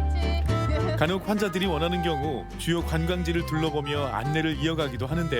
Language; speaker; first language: Korean; native; Korean